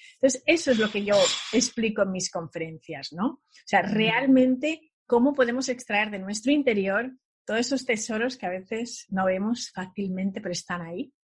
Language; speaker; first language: Spanish; early bilingual, other home language; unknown